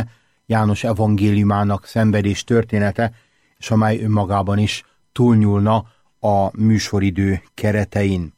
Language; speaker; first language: Hungarian; native; Hungarian